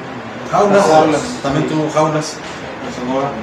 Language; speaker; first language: Spanish; native; Spanish